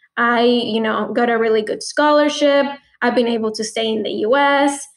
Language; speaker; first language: English; non-native, fluent; Spanish